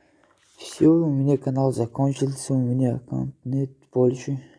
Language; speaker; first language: Russian; non-native, learner; Tajik